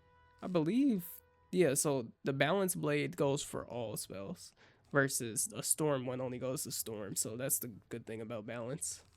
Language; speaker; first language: English; native; English